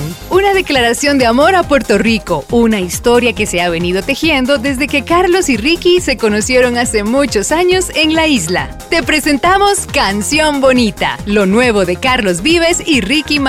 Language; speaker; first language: Spanish; native; Spanish